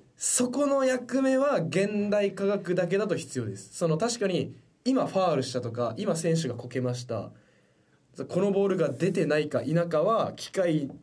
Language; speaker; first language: Japanese; native; Japanese